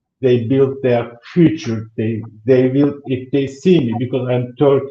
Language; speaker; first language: English; non-native, learner; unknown